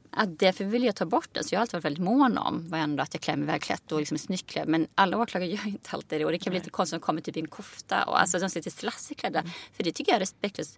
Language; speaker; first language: Swedish; native; Swedish